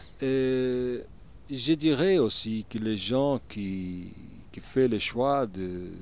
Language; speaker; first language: French; non-native, learner; Portuguese